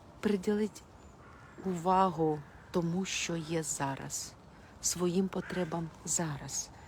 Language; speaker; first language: Ukrainian; non-native, local second language; Russian